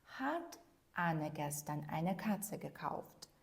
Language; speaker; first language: German; non-native, fluent; Ukrainian